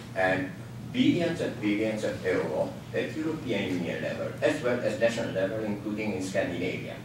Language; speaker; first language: English; non-native, fluent; Norwegian